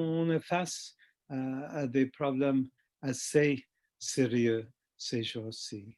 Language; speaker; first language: French; non-native, fluent; English